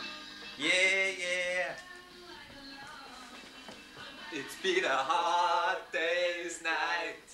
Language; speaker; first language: English; non-native, learner; German